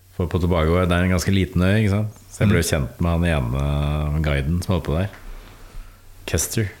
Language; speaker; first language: Norwegian; native; Norwegian